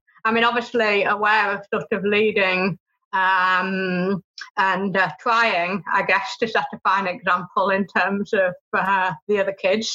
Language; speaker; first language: English; native; English